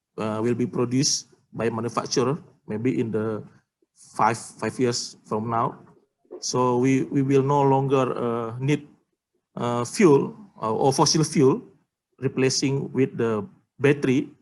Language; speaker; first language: English; non-native, learner; Indonesian